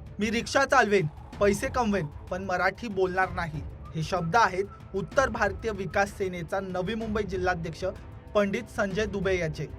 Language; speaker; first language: Marathi; native; Marathi